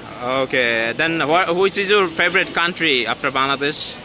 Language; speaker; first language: English; non-native, learner; Bangla